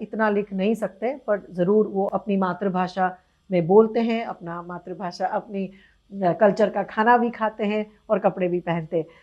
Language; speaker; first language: Hindi; non-native, local second language; Gujarati